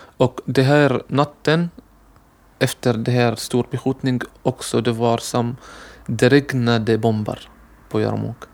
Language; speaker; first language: Swedish; non-native, learner; Arabic